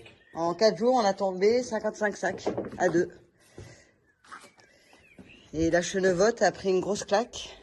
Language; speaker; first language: French; native; French